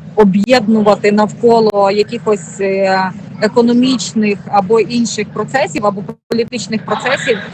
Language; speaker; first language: Ukrainian; native; Ukrainian